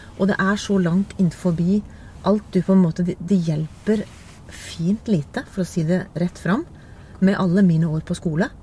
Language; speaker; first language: Norwegian; native; Norwegian